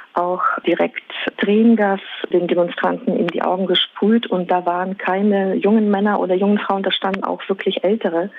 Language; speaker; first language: German; non-native, fluent; Russian